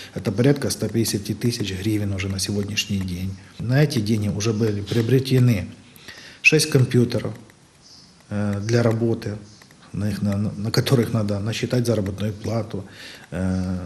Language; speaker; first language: Russian; native; Russian